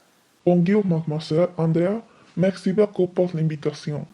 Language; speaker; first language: French; non-native, learner; Spanish